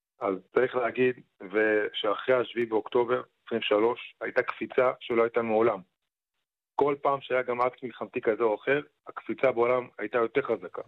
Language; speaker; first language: Hebrew; native; Hebrew